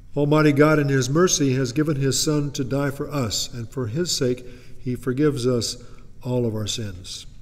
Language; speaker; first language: English; native; English